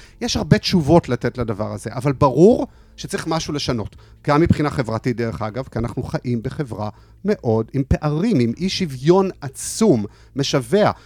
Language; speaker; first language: Hebrew; native; Hebrew